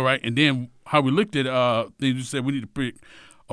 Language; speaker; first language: English; native; English